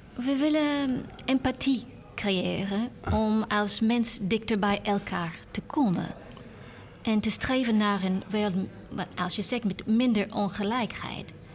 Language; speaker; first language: Dutch; non-native, learner; English